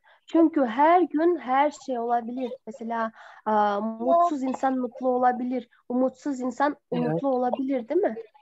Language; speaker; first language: Turkish; non-native, fluent; Kyrgyz